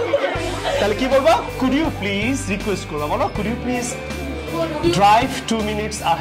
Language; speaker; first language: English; non-native, learner; Bangla